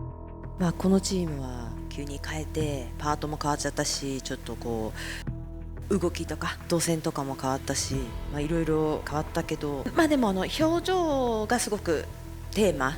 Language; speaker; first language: Japanese; native; Japanese